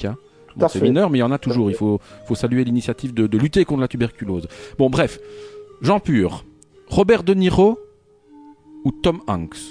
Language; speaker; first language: French; native; French